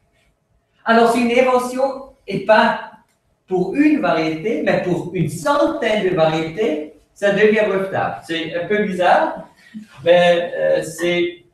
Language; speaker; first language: French; non-native, fluent; Swiss German